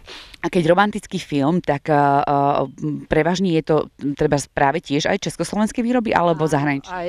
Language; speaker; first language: Slovak; native; Slovak